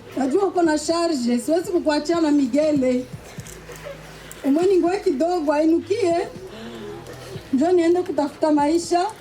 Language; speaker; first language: Swahili; native; Swahili